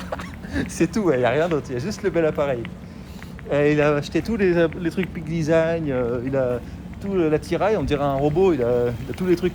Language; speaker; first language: French; native; French